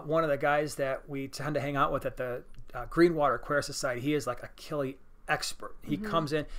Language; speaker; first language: English; native; English